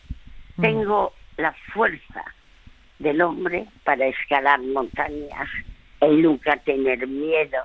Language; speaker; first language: Spanish; early bilingual, other home language; French